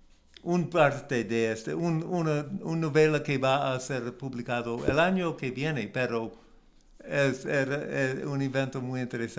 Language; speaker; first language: Spanish; non-native, learner; English